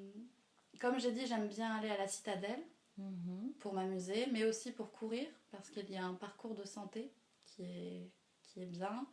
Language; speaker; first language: French; native; French